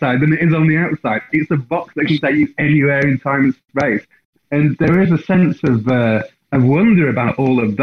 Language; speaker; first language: English; native; English